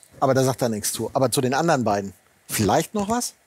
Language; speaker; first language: German; native; German